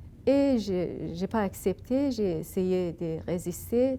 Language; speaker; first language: French; non-native, fluent; Persian